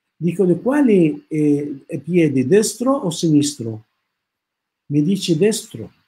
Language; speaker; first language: Italian; non-native, fluent; Arabic